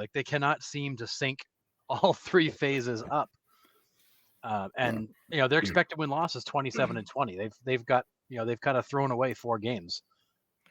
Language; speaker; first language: English; native; English